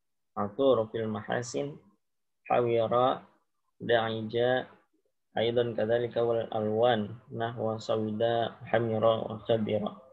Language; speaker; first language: Arabic; non-native, learner; Indonesian